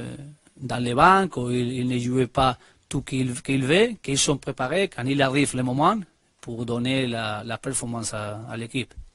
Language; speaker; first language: French; non-native, learner; Spanish